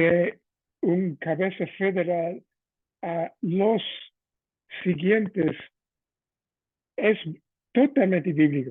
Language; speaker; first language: Spanish; non-native, fluent; English